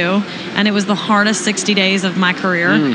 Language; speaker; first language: English; native; English